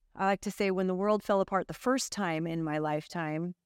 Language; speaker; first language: English; native; English